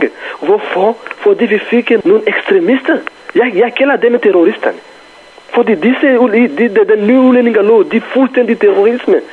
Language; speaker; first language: Danish; non-native, fluent; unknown